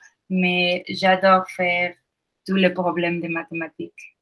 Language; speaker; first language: French; non-native, learner; Spanish